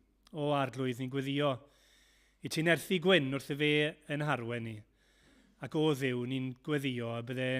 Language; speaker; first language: Welsh; native; Welsh